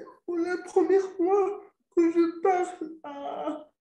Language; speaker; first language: French; non-native, local second language; Arabic